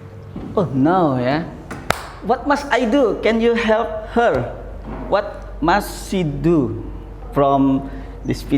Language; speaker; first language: English; non-native, learner; Indonesian